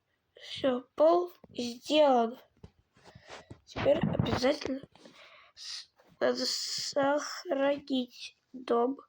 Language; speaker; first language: Russian; native; Russian